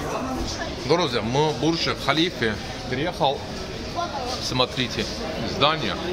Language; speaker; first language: Russian; non-native, learner; Turkish